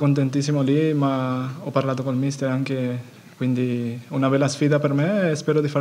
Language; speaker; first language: Italian; non-native, fluent; Spanish